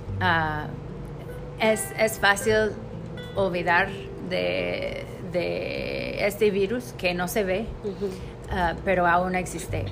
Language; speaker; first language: Spanish; non-native, fluent; English